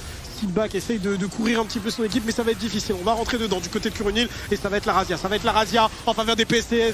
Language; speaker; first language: French; native; French